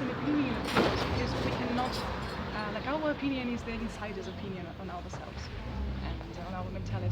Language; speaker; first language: English; non-native, fluent; Russian